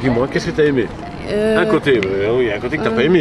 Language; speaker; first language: French; native; French